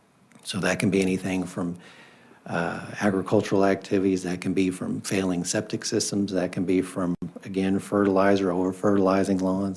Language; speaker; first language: English; native; English